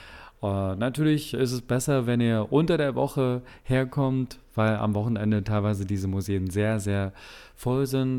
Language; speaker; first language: German; native; German